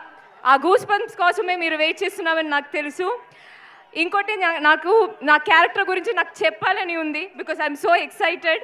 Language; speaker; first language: Telugu; non-native, fluent; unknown